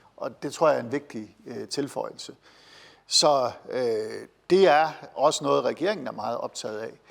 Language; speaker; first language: Danish; native; Danish